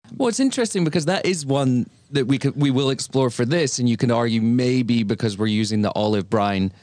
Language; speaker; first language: English; native; English